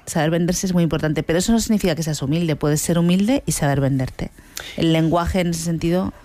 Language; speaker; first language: Spanish; native; Spanish